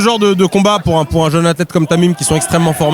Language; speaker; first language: French; native; French